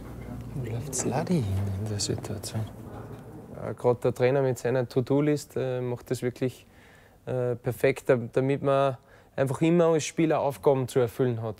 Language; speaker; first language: German; native; German